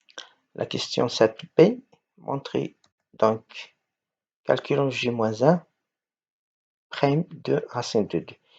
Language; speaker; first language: French; non-native, local second language; Arabic